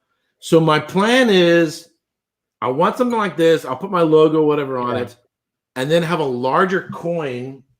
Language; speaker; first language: English; native; English